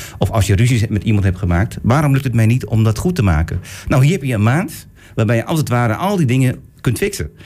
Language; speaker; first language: Dutch; early bilingual, other home language; Turkish